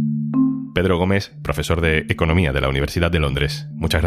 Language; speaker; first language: Spanish; native; Spanish